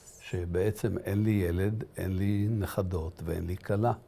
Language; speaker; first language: Hebrew; early bilingual, other home language; Arabic